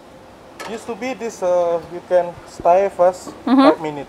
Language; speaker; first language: English; non-native, learner; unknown